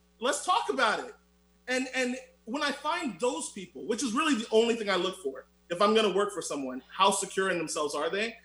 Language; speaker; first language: English; native; English